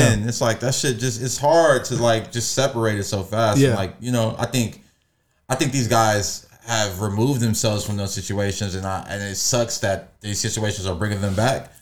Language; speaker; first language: English; native; English